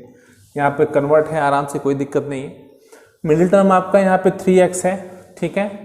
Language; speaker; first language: Hindi; native; Hindi